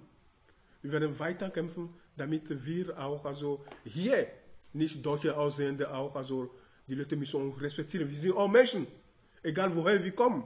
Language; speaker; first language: German; non-native, learner; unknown